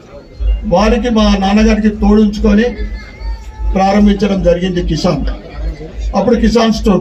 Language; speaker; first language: Telugu; native; Telugu